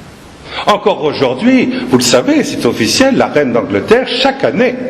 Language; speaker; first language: French; native; French